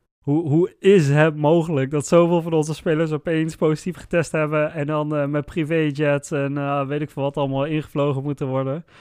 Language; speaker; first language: Dutch; native; Dutch